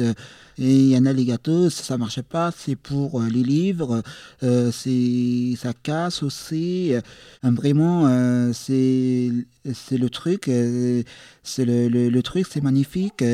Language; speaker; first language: French; non-native, learner; Arabic